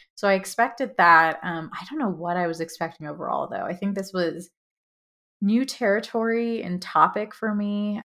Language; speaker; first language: English; early bilingual, other home language; Hindi